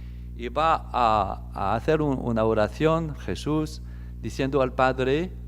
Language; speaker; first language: Spanish; non-native, fluent; French